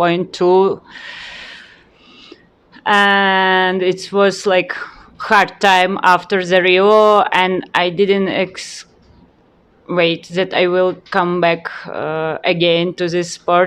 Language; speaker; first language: English; non-native, learner; Ukrainian